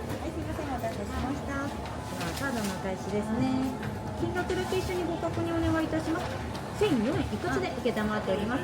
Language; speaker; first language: Japanese; native; Japanese